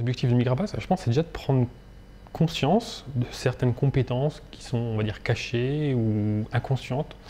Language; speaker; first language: French; native; French